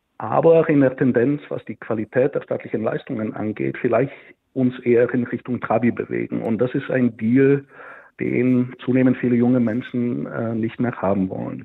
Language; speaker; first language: German; non-native, fluent; Bulgarian